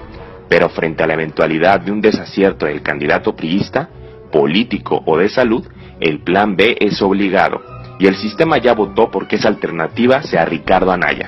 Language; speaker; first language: Spanish; native; Spanish